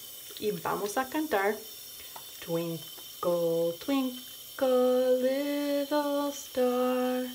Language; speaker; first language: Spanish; non-native, learner; English